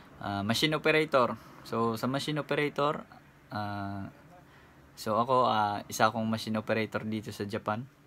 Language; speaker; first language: Filipino; non-native, local second language; Cebuano